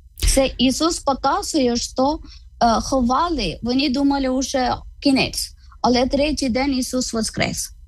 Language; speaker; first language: Ukrainian; non-native, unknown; Malayalam